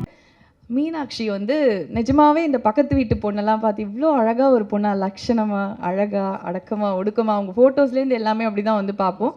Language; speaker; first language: Tamil; native; Tamil